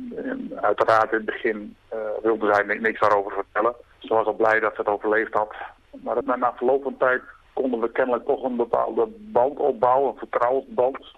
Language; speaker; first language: Dutch; native; Dutch